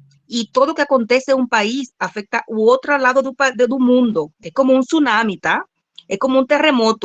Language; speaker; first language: Portuguese; non-native, fluent; Spanish